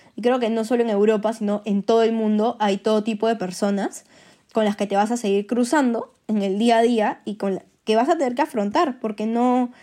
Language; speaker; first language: Spanish; native; Spanish